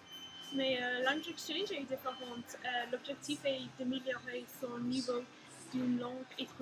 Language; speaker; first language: French; non-native, learner; English